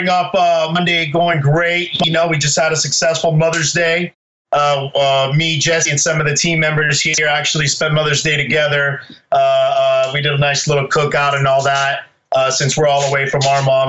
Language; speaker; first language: English; native; English